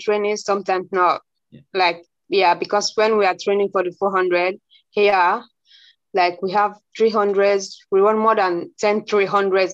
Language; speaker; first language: English; non-native, local second language; Krio